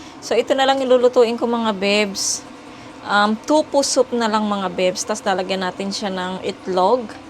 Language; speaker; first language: Filipino; native; Filipino